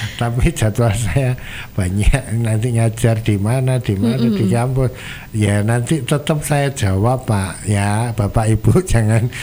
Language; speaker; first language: Indonesian; non-native, local second language; Javanese